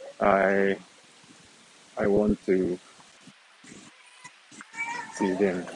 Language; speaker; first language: English; non-native, fluent; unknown